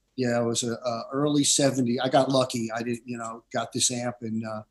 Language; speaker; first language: English; native; English